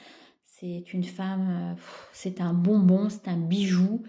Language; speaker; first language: French; native; French